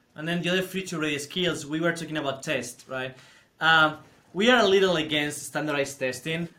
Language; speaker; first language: English; non-native, fluent; Spanish